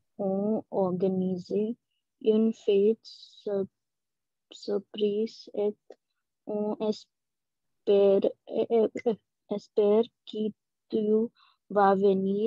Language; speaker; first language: French; non-native, learner; Hindi